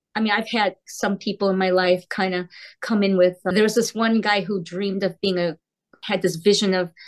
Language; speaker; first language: English; early bilingual, heritage; Korean